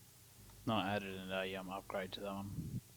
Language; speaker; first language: English; native; English